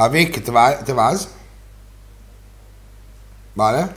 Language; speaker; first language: Spanish; non-native, fluent; Italian